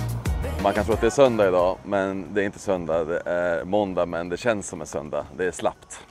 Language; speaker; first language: Swedish; native; Swedish